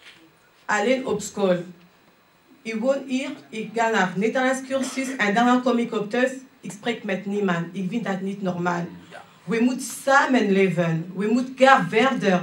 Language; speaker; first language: Dutch; non-native, learner; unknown